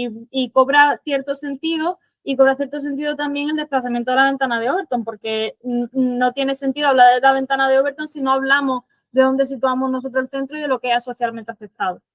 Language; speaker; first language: Spanish; native; Spanish